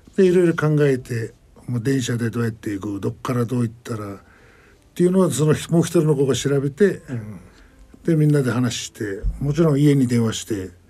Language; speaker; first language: Japanese; non-native, fluent; Mongolian